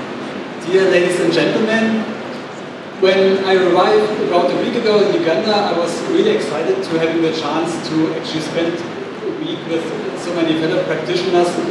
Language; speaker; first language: English; non-native, fluent; German